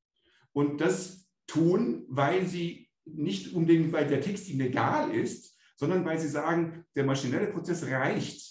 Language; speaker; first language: German; native; German